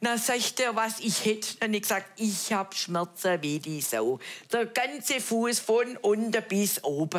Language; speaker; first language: German; native; German